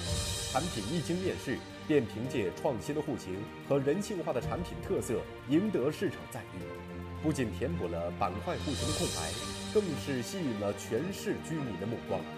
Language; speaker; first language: Chinese; native; Chinese